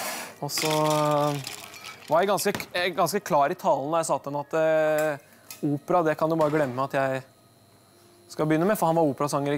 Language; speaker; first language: Norwegian; native; Norwegian